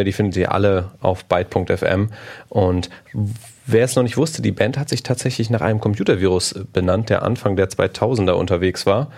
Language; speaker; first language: German; native; German